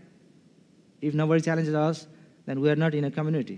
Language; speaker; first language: English; non-native, fluent; Nepali